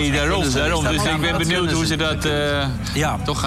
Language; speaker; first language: Dutch; native; Dutch